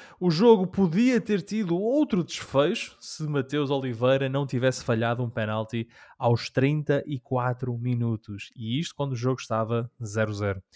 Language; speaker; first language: Portuguese; early bilingual, heritage; Portuguese